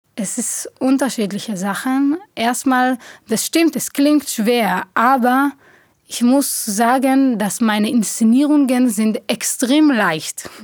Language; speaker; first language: German; non-native, fluent; Hebrew